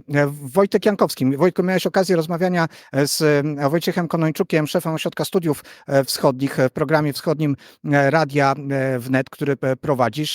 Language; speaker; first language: Polish; native; Polish